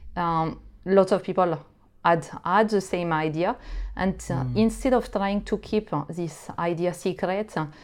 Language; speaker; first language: English; non-native, fluent; French